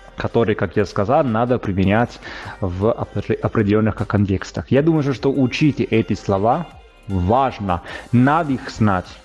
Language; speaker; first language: Russian; non-native, fluent; Italian